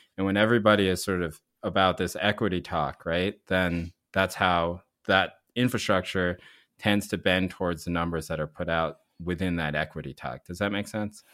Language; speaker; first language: English; early bilingual, other home language; Korean